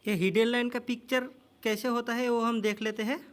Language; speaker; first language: Hindi; non-native, local second language; Bangla